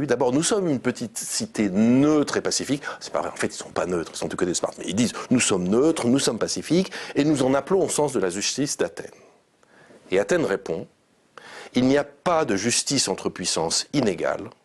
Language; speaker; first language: French; native; French